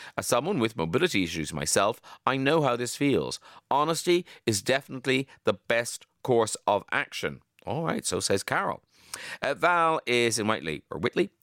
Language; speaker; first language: English; native; English